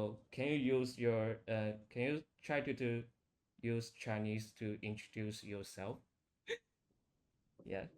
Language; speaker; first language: English; non-native, learner; Chinese